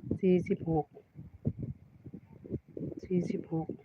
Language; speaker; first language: Thai; non-native, local second language; Northeastern Thai